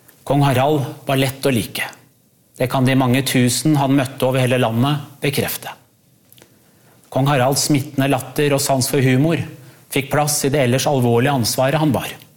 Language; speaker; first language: Norwegian; native; Norwegian